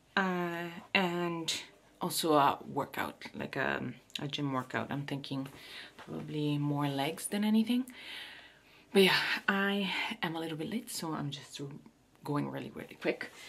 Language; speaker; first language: English; non-native, fluent; Italian